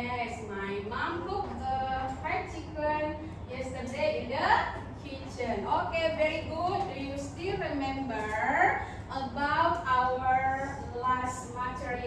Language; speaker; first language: English; non-native, learner; Indonesian